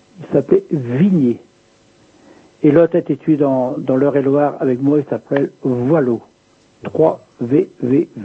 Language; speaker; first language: French; native; French